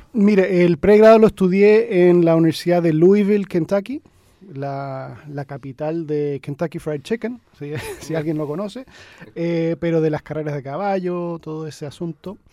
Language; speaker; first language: Spanish; early bilingual, other home language; English